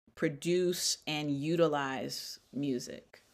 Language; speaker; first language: English; native; English